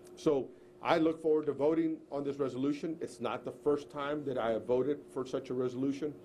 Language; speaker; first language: English; early bilingual, other home language; Spanish